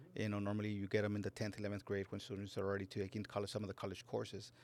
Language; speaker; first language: English; native; English